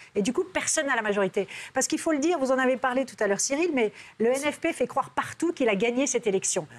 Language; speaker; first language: French; early bilingual, other home language; Turkish